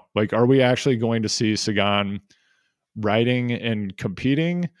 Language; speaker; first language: English; native; English